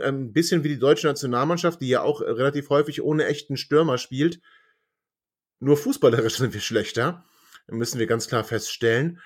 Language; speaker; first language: German; native; German